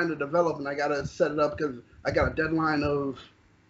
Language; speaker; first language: English; native; English